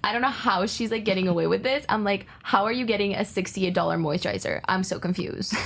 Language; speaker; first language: English; native; English